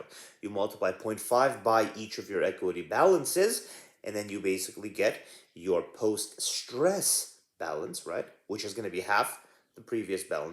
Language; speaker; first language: English; native; English